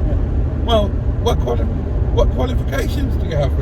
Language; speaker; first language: English; native; English